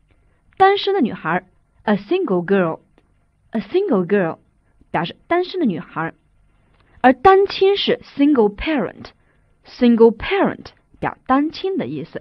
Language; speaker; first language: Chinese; native; Chinese